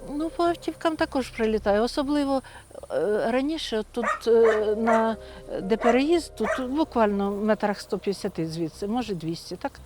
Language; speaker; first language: Ukrainian; native; Ukrainian